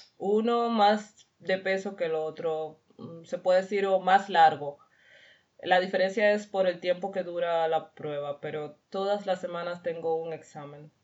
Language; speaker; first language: Spanish; native; Spanish